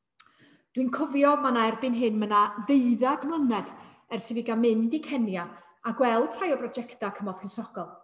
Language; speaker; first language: Welsh; native; Welsh